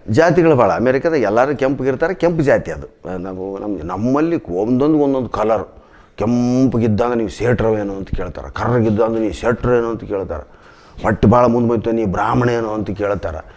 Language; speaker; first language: Kannada; native; Kannada